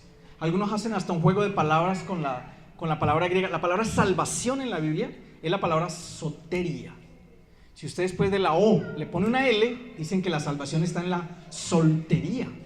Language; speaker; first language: Spanish; native; Spanish